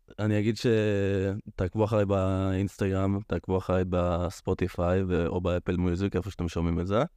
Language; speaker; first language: Hebrew; native; Hebrew